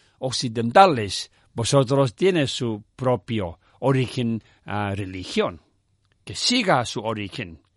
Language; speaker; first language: Spanish; non-native, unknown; Tibetan